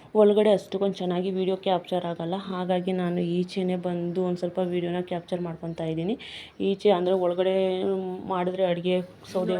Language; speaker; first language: Kannada; non-native, local second language; Lambadi